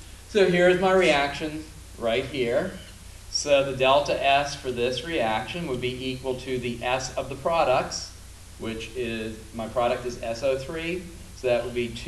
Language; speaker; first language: English; native; English